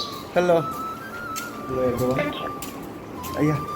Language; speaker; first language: Hindi; non-native, local second language; Kok Borok